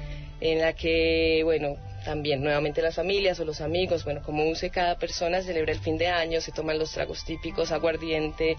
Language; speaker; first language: Spanish; native; Spanish